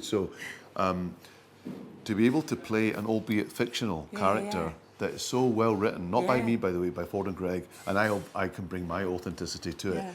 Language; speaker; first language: English; early bilingual, other home language; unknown